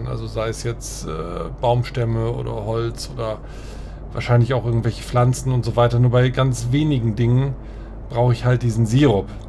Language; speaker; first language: German; native; German